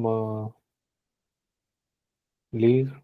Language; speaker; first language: French; non-native, learner; Punjabi